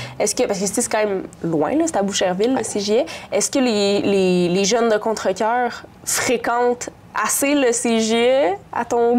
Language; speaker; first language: French; native; French